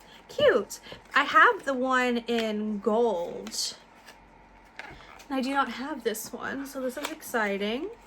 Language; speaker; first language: English; native; English